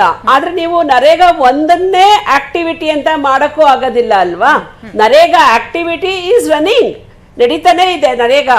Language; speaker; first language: Kannada; native; Kannada